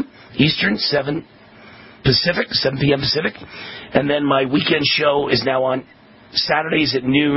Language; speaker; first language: English; native; English